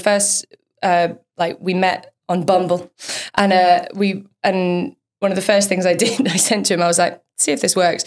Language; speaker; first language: English; native; English